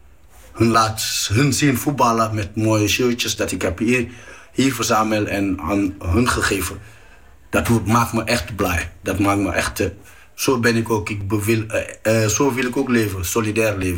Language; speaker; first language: Dutch; non-native, fluent; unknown